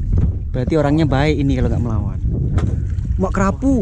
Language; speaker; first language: Malay; native; Malay